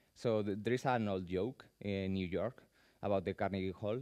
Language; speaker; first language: English; non-native, fluent; Spanish